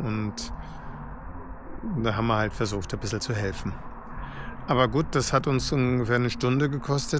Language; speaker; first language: German; native; German